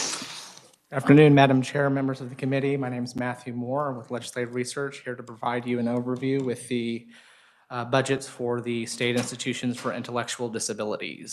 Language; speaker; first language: English; native; English